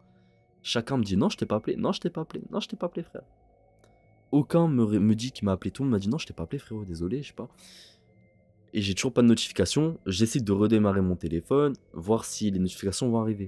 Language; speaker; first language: French; native; French